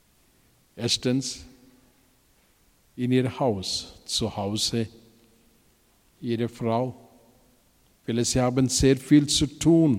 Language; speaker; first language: German; non-native, fluent; Telugu